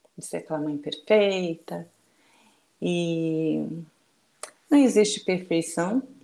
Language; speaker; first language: Portuguese; early bilingual, other home language; Japanese